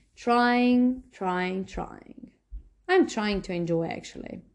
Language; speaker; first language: English; non-native, fluent; Slovenian